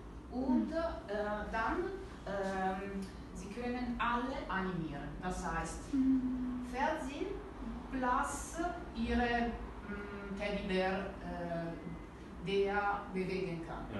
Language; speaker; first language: German; non-native, learner; Italian